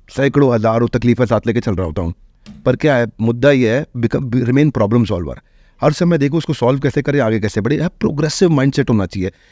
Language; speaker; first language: Hindi; native; Hindi